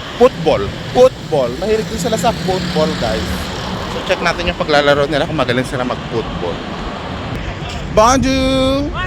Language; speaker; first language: Filipino; native; Filipino